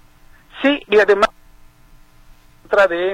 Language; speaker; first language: Spanish; native; Spanish